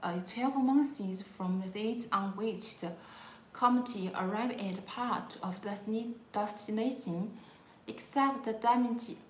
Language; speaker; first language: English; non-native, learner; Chinese